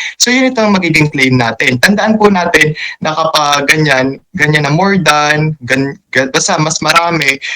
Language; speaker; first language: Filipino; native; Filipino